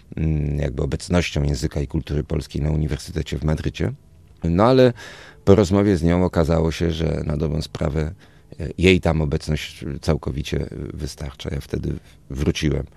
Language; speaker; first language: Polish; early bilingual, other home language; Spanish